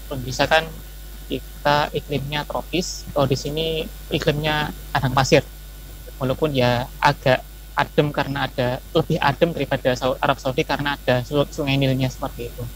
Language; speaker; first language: Indonesian; native; Indonesian